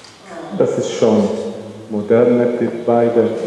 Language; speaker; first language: German; non-native, learner; Czech